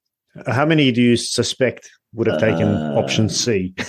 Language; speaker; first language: English; native; English